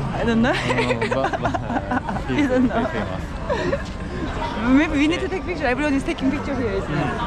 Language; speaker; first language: English; non-native, learner; Korean